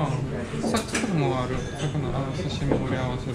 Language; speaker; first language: Japanese; non-native, fluent; Latvian